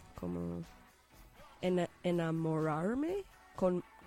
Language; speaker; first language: Spanish; non-native, learner; English